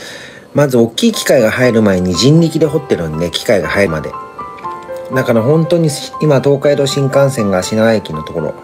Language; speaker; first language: Japanese; native; Japanese